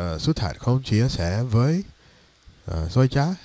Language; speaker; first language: Vietnamese; non-native, learner; English